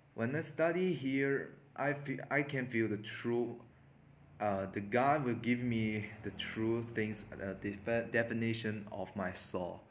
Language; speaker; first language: English; non-native, learner; Chinese